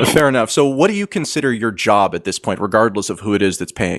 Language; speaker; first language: English; native; English